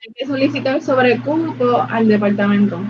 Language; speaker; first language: Spanish; native; Spanish